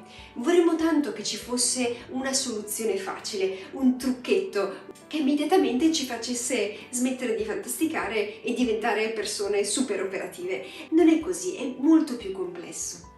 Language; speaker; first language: Italian; native; Italian